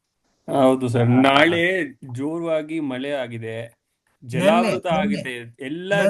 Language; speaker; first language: Kannada; non-native, learner; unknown